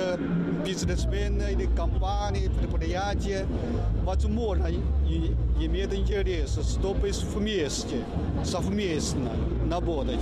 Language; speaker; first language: Russian; non-native, fluent; Chinese